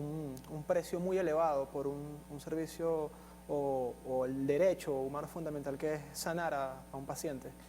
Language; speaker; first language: Spanish; native; Spanish